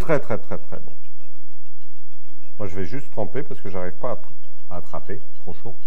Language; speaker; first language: French; native; French